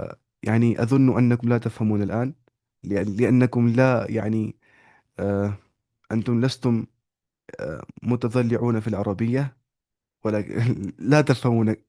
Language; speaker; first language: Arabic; non-native, fluent; Urdu